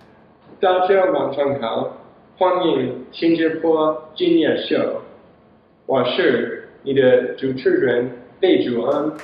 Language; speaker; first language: Chinese; non-native, learner; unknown